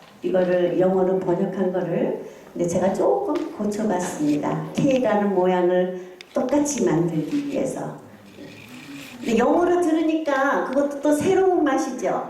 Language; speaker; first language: Korean; native; Korean